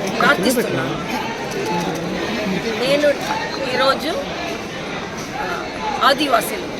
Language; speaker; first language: Telugu; non-native, learner; Tamil